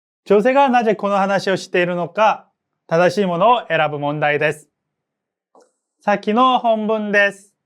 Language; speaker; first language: Japanese; non-native, fluent; Korean